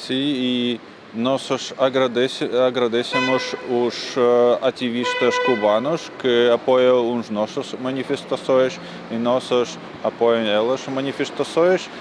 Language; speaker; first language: Portuguese; non-native, learner; Russian